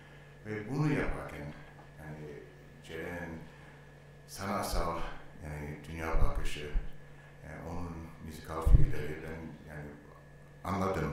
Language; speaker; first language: Turkish; non-native, learner; English